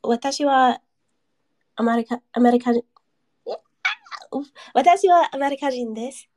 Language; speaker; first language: Japanese; non-native, learner; English